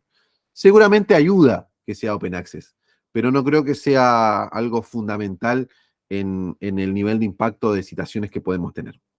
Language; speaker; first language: Spanish; native; Spanish